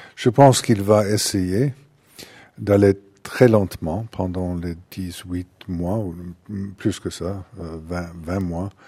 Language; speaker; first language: French; non-native, fluent; English